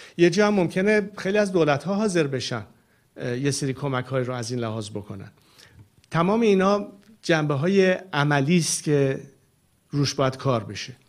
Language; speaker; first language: Persian; native; Persian